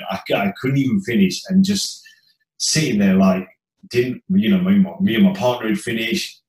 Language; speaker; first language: English; native; English